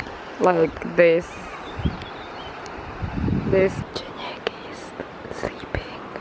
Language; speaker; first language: English; non-native, learner; Czech